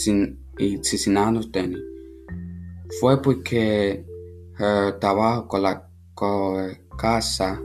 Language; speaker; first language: Spanish; non-native, learner; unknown